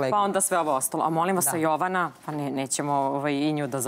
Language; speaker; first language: Serbian; native; Serbian